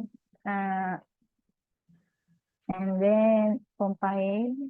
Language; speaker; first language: English; non-native, learner; Indonesian